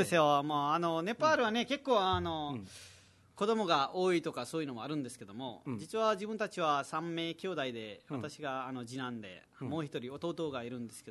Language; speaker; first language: Japanese; non-native, fluent; Nepali